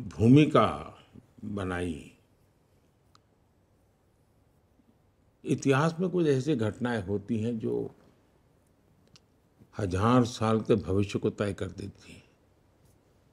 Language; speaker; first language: Hindi; non-native, local second language; Gujarati